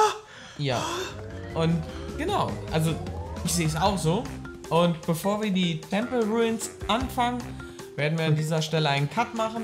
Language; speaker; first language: German; native; German